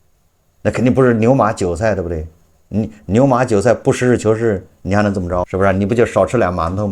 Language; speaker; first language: Chinese; native; Chinese